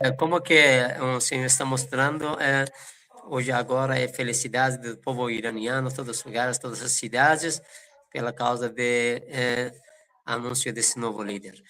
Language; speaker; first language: Portuguese; non-native, fluent; Persian